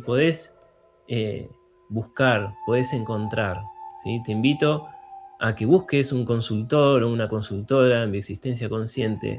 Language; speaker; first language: Spanish; native; Spanish